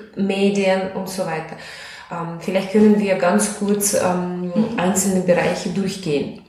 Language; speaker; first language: German; non-native, fluent; Russian